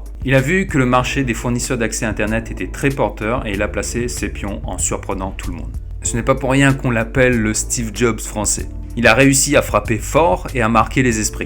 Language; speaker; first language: French; native; French